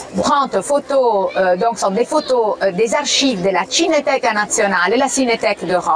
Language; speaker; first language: French; non-native, fluent; Italian